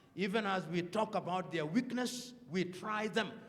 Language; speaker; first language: English; non-native, local second language; Luo (Kenya and Tanzania)